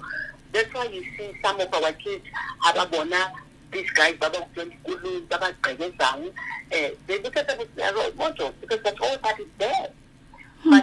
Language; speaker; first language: English; non-native, local second language; Zulu